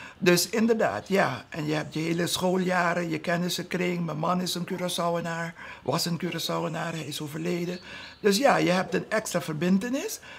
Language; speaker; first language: Dutch; non-native, local second language; Papiamento